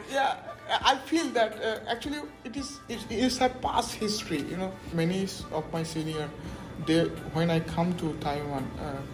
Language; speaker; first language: English; non-native, local second language; Bangla